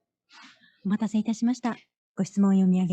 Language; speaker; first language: Japanese; native; Japanese